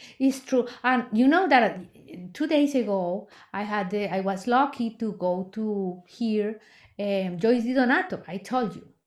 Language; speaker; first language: English; non-native, fluent; Spanish